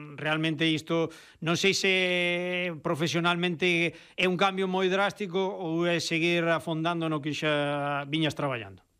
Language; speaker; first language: Galician; native; Galician